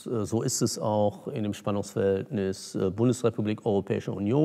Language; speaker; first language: German; native; German